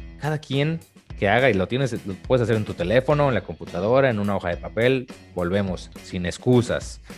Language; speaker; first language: Spanish; native; Spanish